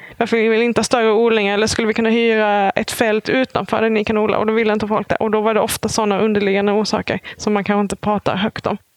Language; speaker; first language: Swedish; native; Swedish